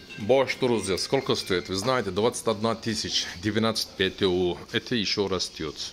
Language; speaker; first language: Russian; non-native, learner; Turkish